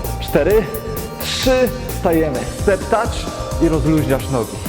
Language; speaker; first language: Polish; native; Polish